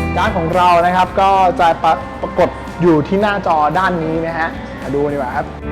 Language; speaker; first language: Thai; native; Thai